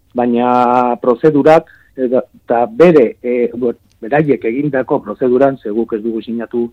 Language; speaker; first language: Basque; non-native, local second language; Spanish